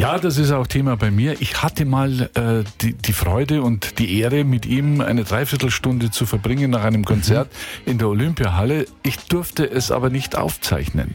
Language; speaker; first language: German; native; German